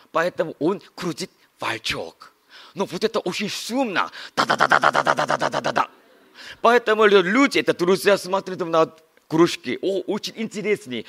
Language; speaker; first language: Russian; non-native, learner; Korean